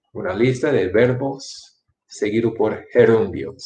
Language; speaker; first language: Spanish; non-native, fluent; English